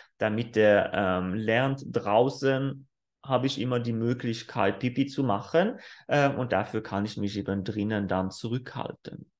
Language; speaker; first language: German; non-native, fluent; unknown